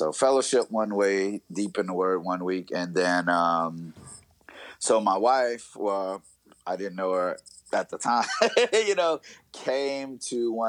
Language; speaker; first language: English; native; English